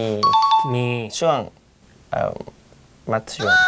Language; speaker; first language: Thai; native; Thai